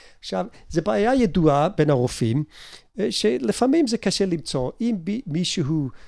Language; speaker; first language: Hebrew; non-native, fluent; English